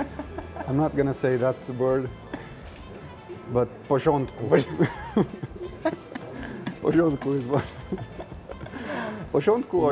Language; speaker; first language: English; non-native, fluent; Finnish